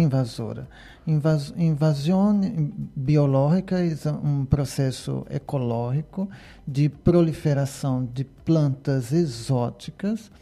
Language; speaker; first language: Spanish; non-native, learner; Portuguese